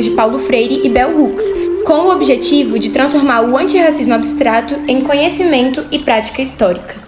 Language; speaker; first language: Portuguese; native; Portuguese